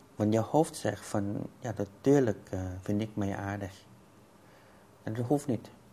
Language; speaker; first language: Dutch; non-native, fluent; Vietnamese